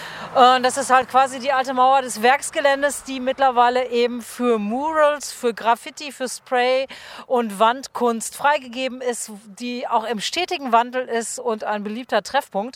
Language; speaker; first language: German; native; German